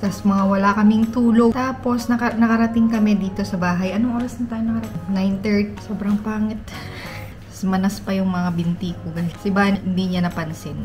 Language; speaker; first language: Filipino; native; Filipino